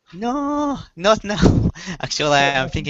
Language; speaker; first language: English; non-native, learner; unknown